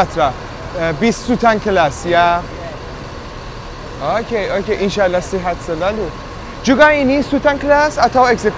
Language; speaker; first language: Indonesian; non-native, learner; Persian